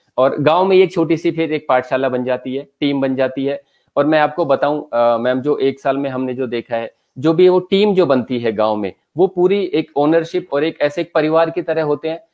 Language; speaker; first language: Hindi; native; Hindi